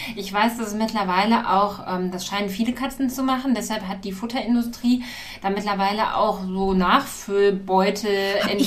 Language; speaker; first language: German; native; German